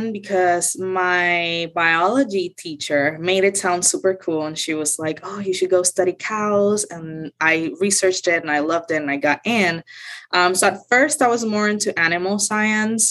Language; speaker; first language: English; non-native, fluent; Spanish